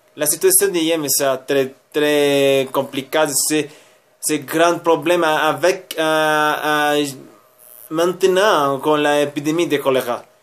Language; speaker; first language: French; non-native, learner; Spanish